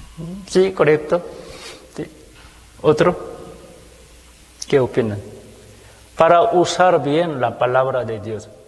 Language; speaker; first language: Spanish; non-native, fluent; Korean